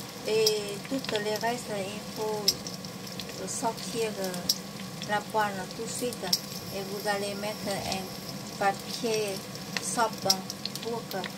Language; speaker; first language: French; non-native, fluent; Vietnamese